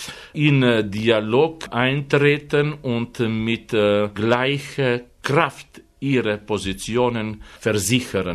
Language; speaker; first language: German; non-native, fluent; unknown